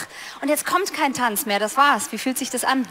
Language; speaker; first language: German; native; German